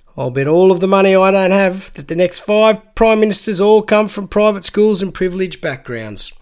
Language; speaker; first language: English; native; English